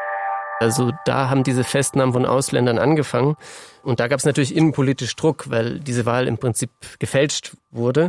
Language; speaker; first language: German; native; German